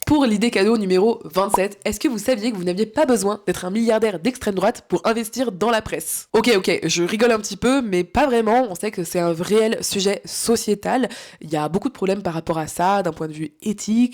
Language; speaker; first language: French; native; French